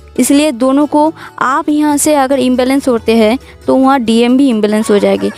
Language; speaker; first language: Hindi; non-native, local second language; Bangla